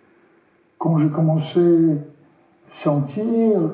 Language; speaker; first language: French; non-native, learner; Russian